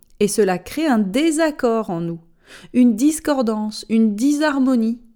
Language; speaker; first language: French; native; French